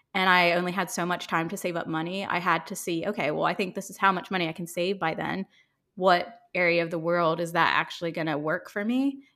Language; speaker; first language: English; native; English